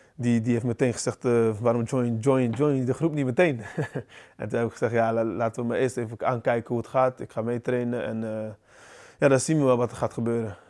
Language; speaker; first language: Dutch; native; Dutch